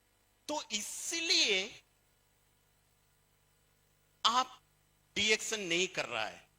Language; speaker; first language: Hindi; non-native, fluent; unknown